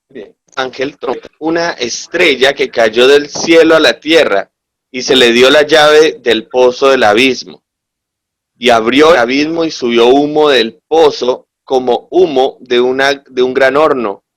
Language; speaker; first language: Spanish; native; Spanish